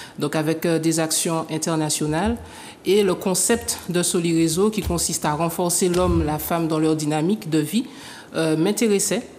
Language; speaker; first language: French; native; French